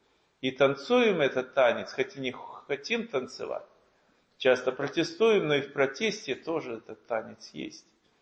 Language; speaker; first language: Russian; native; Russian